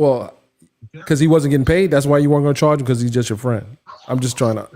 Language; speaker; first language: English; native; English